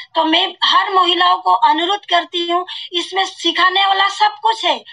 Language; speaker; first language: Hindi; non-native, local second language; Assamese